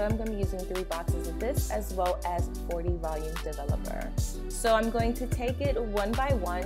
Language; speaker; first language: English; native; English